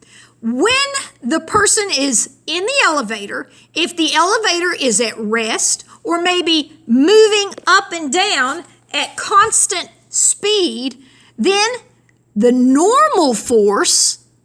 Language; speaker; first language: English; native; English